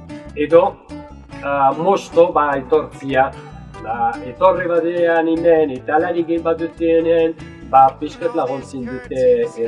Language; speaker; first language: Basque; non-native, learner; Arabic